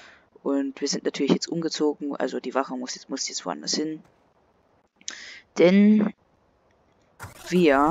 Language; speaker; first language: German; native; German